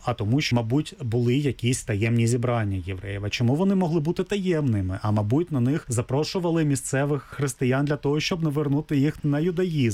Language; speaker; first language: Ukrainian; native; Ukrainian